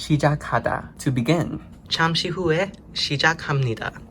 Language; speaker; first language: Korean; non-native, learner; English